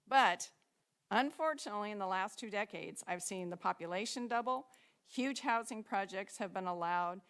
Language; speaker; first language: English; native; English